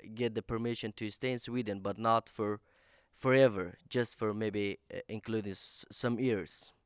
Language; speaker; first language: English; non-native, learner; Persian